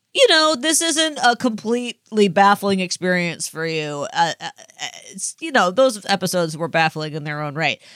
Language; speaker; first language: English; native; English